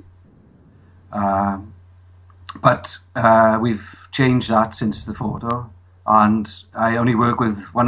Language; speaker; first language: English; native; English